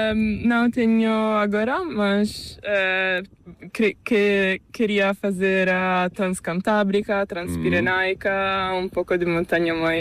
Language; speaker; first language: Portuguese; non-native, learner; Italian